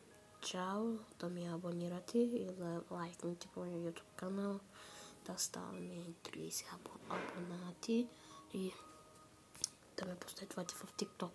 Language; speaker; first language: Bulgarian; non-native, local second language; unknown